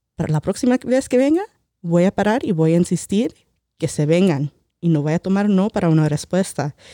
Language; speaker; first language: Spanish; early bilingual, heritage; Spanish